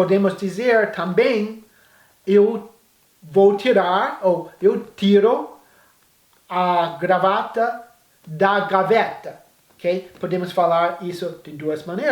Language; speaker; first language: Portuguese; non-native, fluent; English